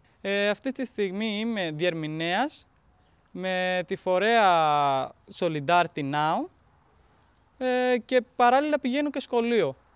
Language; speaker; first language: Greek; non-native, fluent; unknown